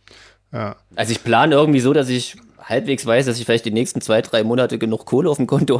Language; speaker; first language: German; native; German